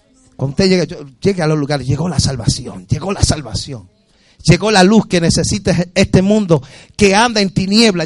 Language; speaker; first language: Spanish; native; Spanish